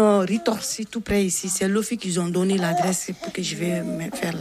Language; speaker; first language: French; non-native, learner; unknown